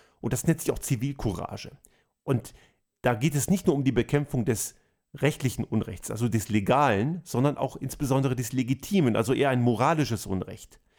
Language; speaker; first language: German; early bilingual, other home language; Croatian